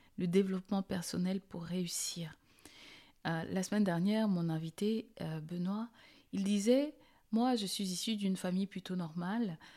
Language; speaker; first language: French; native; French